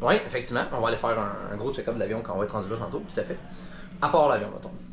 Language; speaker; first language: French; native; French